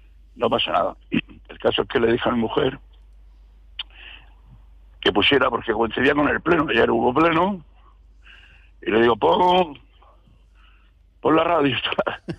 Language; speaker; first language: Spanish; native; Spanish